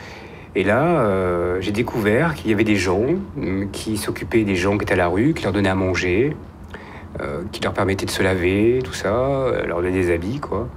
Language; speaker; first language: French; native; French